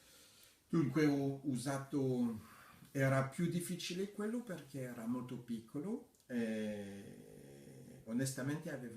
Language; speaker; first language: Italian; non-native, fluent; French